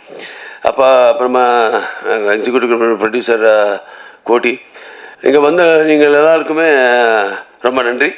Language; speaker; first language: Tamil; non-native, local second language; Telugu